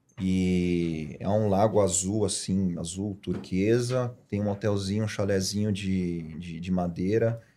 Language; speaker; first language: Portuguese; early bilingual, other home language; German